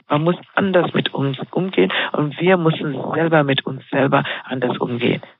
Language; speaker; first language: German; non-native, fluent; Swahili